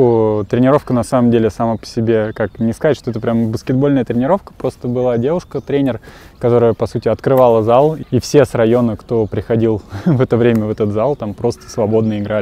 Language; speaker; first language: Russian; native; Russian